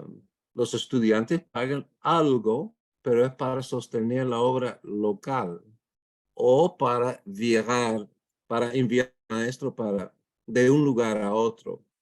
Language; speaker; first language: Spanish; non-native, fluent; English